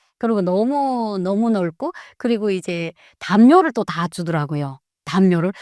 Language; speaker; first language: Korean; native; Korean